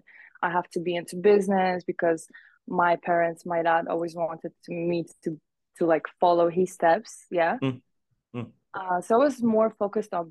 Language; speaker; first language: English; non-native, fluent; Uzbek